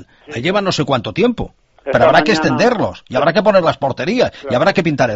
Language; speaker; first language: Spanish; native; Spanish